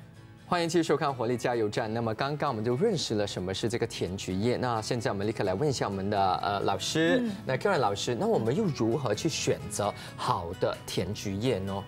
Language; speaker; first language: Chinese; native; Chinese